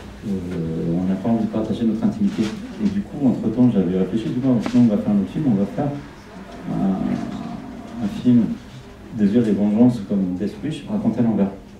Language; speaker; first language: French; non-native, fluent; Spanish